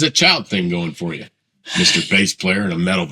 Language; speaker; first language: English; native; English